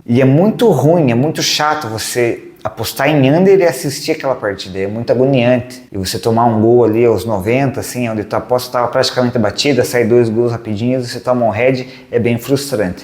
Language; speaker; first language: Portuguese; native; Portuguese